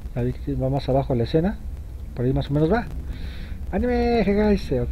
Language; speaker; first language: Spanish; native; Spanish